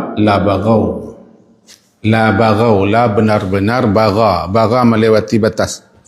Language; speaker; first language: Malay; non-native, local second language; Minangkabau